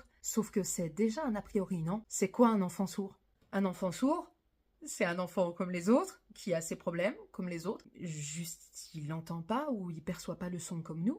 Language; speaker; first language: French; native; French